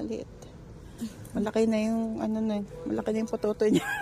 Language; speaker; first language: Filipino; native; Filipino